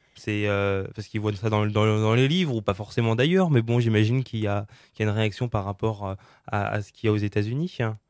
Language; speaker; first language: French; native; French